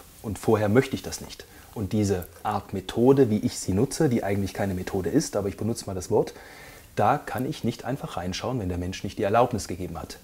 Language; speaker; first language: German; native; German